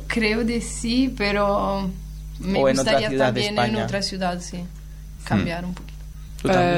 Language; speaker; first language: Spanish; non-native, learner; Italian